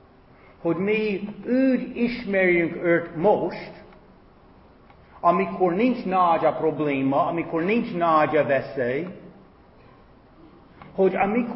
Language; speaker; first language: Hungarian; non-native, fluent; English